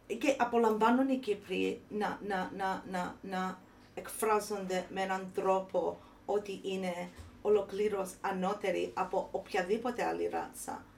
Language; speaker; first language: Greek; early bilingual, heritage; Greek